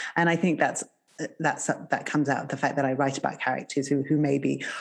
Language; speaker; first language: English; native; English